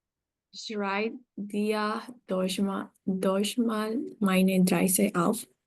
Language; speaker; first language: German; non-native, learner; Spanish